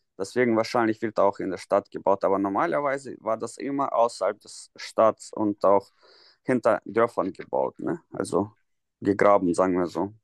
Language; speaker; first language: German; non-native, fluent; Russian